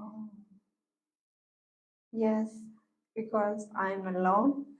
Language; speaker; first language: English; non-native, learner; Malagasy